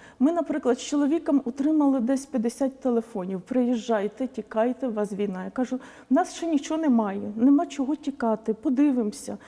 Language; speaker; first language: Ukrainian; non-native, local second language; Polish